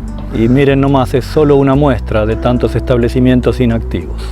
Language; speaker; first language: Spanish; native; Spanish